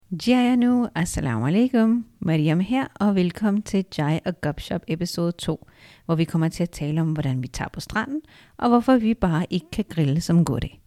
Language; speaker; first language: Danish; early bilingual, other home language; Urdu